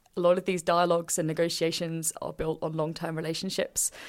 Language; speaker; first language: English; native; English